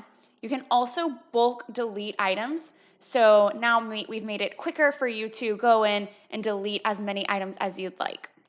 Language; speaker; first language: English; native; English